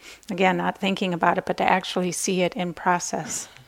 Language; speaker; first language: English; native; English